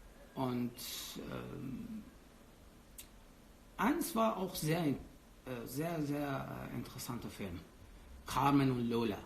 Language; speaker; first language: German; non-native, learner; Persian